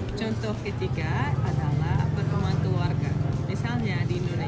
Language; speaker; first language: Indonesian; non-native, fluent; Russian